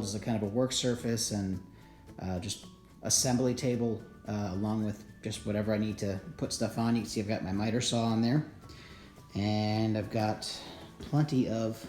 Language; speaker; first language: English; native; English